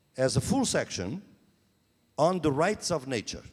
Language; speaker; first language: English; non-native, fluent; Portuguese